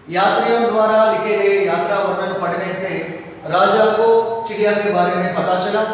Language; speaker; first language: Hindi; non-native, local second language; Telugu